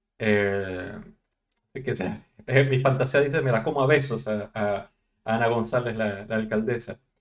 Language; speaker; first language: Spanish; native; Spanish